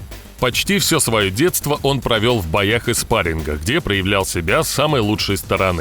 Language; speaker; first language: Russian; native; Russian